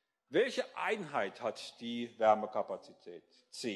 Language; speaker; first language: German; native; German